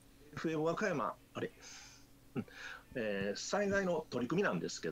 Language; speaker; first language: Japanese; native; Japanese